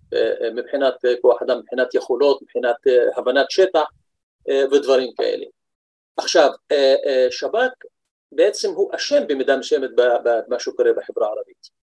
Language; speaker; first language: Hebrew; non-native, local second language; Arabic